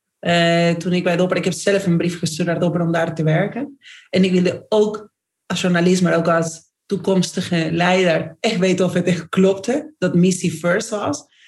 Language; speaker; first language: Dutch; non-native, fluent; Spanish